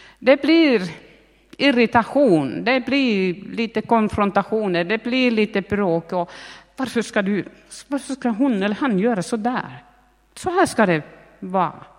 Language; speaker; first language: Swedish; native; Swedish